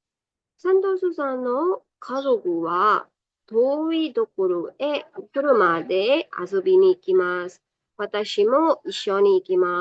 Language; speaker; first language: Japanese; non-native, fluent; Burmese